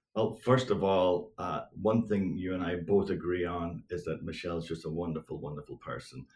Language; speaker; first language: English; native; English